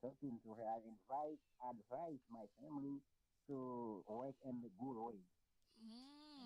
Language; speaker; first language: English; non-native, learner; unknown